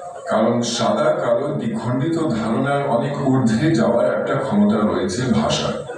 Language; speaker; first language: Bangla; non-native, fluent; German